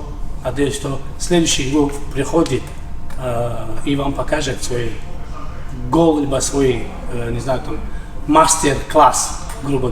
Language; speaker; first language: Russian; non-native, local second language; Tajik